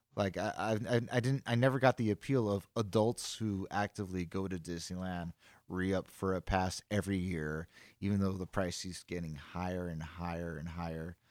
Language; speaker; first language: English; native; English